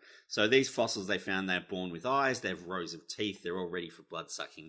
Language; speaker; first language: English; native; English